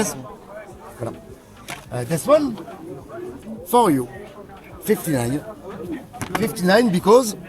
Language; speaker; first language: English; non-native, learner; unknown